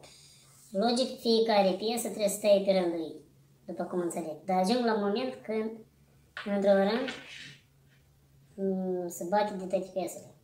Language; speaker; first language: Romanian; non-native, learner; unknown